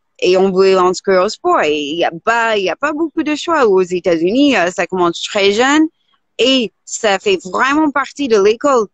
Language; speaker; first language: French; non-native, fluent; English